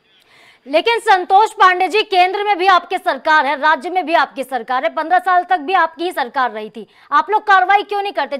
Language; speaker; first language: Hindi; native; Hindi